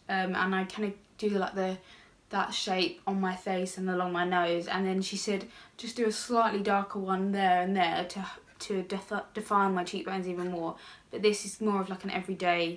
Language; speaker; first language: English; native; English